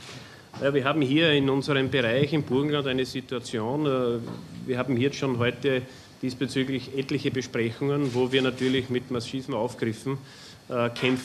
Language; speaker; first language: German; native; German